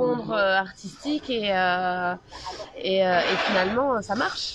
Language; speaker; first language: French; native; French